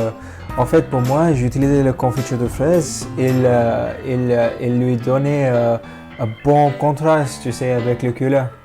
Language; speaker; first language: French; non-native, fluent; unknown